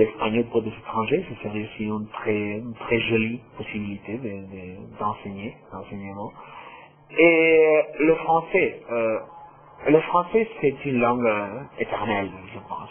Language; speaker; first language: French; non-native, fluent; Spanish